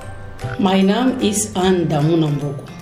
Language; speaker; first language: German; non-native, learner; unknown